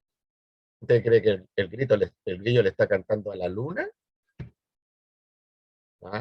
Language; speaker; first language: Spanish; native; Spanish